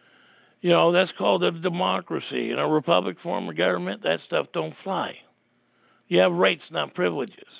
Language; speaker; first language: English; native; English